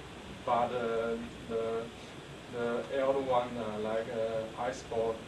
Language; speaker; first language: English; non-native, learner; Chinese